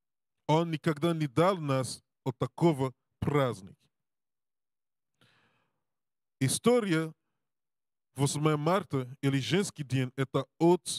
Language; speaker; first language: Russian; non-native, learner; English